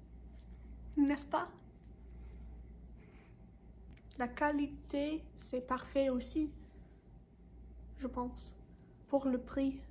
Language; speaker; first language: French; non-native, learner; English